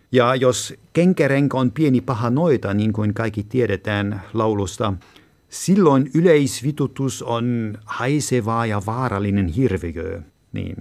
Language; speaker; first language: Finnish; non-native, fluent; German